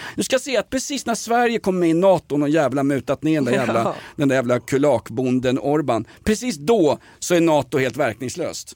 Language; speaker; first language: Swedish; native; Swedish